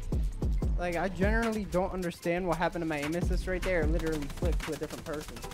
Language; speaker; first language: English; native; English